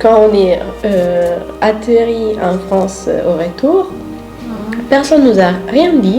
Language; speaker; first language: French; non-native, fluent; Italian